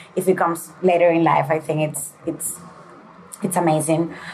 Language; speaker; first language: English; early bilingual, other home language; Spanish